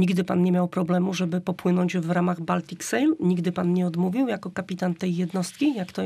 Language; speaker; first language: Polish; native; Polish